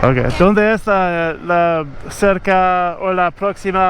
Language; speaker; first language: Spanish; non-native, learner; English